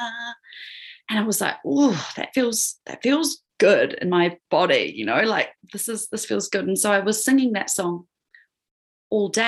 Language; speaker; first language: English; native; English